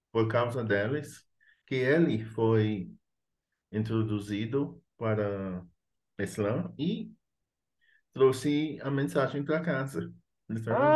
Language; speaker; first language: Portuguese; non-native, fluent; English